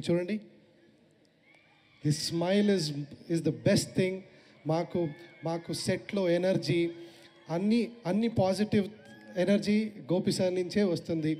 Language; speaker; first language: Telugu; non-native, learner; Kannada